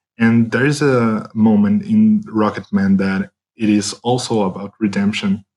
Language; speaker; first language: English; non-native, fluent; Portuguese